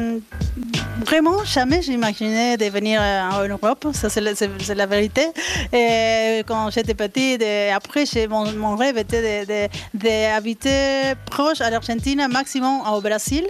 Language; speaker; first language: French; non-native, fluent; Spanish